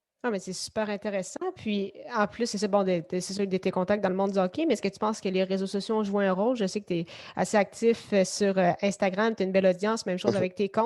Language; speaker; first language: French; native; French